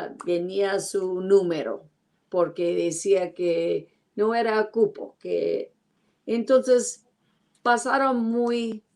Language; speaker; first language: Spanish; non-native, learner; English